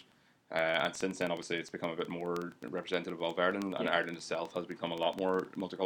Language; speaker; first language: English; native; English